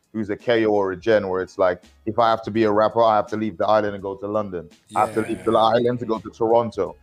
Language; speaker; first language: English; native; English